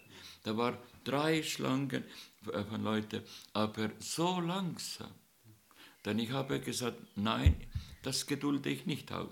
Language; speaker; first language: German; non-native, learner; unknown